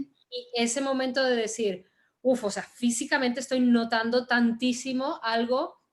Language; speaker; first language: Spanish; native; Spanish